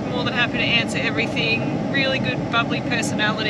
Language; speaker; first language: English; native; English